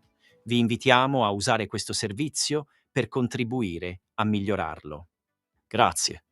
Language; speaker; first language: Italian; native; Italian